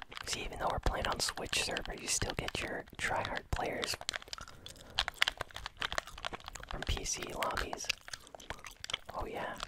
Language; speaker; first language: English; native; English